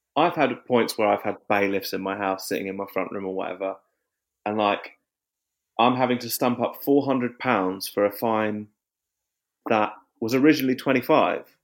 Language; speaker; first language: English; native; English